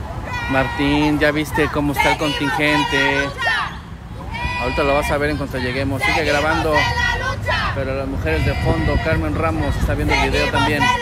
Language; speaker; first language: Spanish; native; Spanish